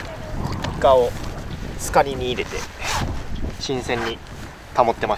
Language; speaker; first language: Japanese; native; Japanese